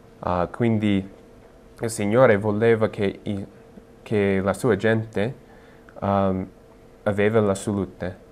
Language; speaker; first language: Italian; non-native, learner; English